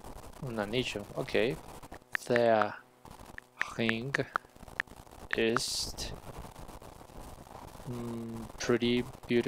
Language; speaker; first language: German; non-native, learner; Spanish